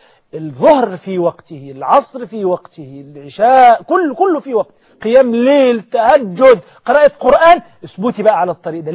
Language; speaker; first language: Arabic; native; Arabic